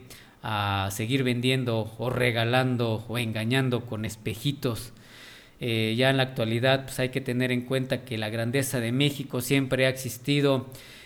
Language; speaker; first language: Spanish; non-native, local second language; Nahuatl languages